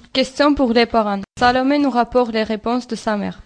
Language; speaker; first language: French; non-native, learner; Armenian